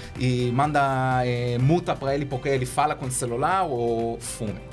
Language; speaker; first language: Portuguese; non-native, learner; Hebrew